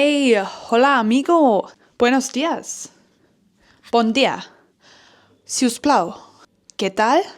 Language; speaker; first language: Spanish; non-native, learner; Turkish